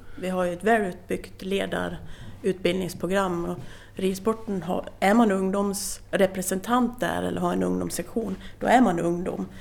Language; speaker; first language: Swedish; native; Swedish